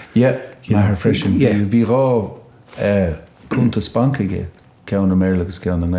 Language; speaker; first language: Irish; native; Irish